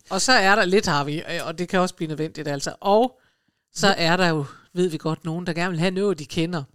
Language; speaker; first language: Danish; native; Danish